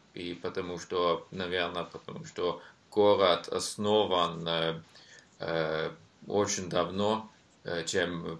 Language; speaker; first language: Russian; non-native, learner; Norwegian